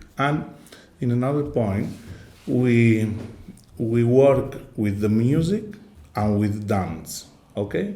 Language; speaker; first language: English; non-native, learner; Catalan